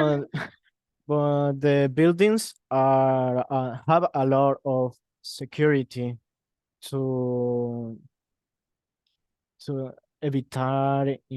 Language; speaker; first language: English; non-native, learner; Spanish